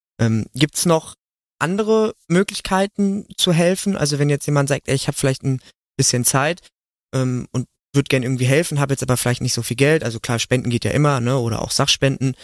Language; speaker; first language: German; native; German